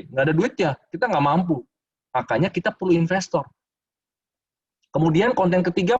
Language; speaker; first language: Indonesian; native; Indonesian